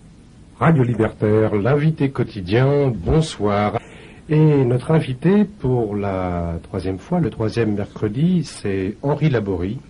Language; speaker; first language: French; native; French